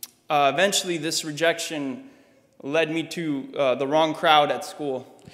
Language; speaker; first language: English; early bilingual, other home language; Russian